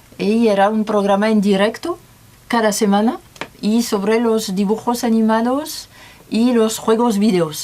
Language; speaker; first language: Spanish; non-native, learner; French